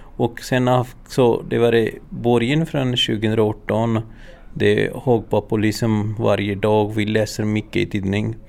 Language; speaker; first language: Swedish; non-native, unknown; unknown